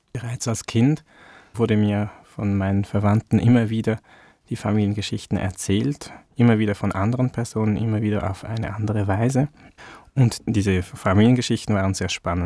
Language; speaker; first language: German; early bilingual, other home language; Vietnamese